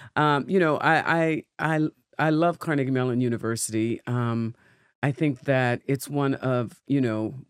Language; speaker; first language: English; native; English